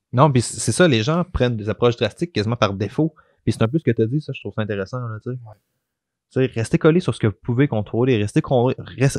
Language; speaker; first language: French; native; French